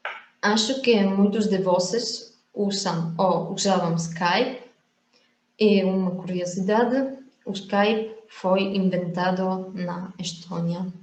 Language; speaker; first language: Portuguese; non-native, fluent; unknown